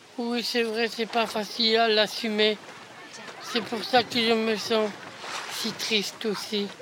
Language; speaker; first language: French; native; French